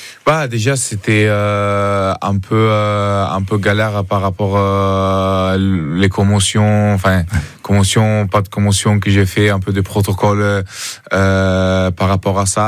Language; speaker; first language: French; non-native, fluent; Italian